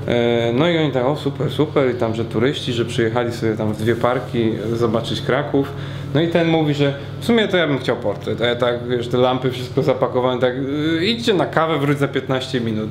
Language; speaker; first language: Polish; native; Polish